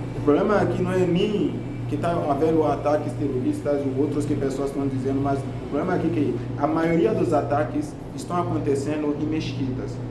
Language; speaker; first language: Portuguese; non-native, fluent; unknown